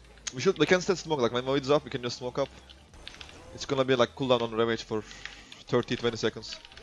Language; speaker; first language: English; non-native, fluent; Turkish